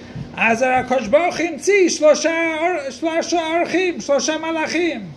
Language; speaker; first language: Hebrew; non-native, fluent; English